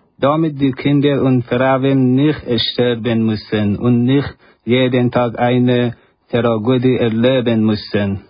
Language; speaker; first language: German; non-native, learner; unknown